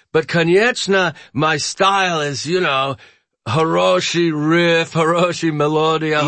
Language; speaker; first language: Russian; non-native, learner; English